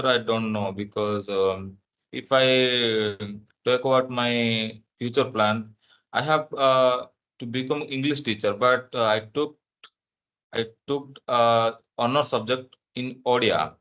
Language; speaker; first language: English; non-native, learner; Odia